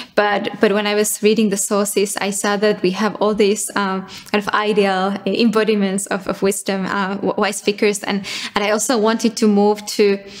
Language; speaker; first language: English; non-native, fluent; Finnish